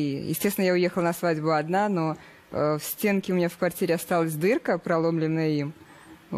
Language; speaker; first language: Russian; native; Russian